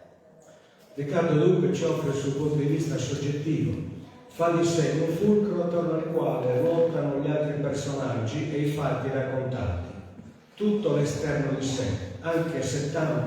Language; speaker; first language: Italian; native; Italian